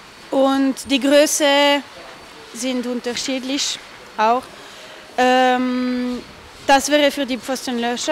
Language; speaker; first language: German; non-native, fluent; French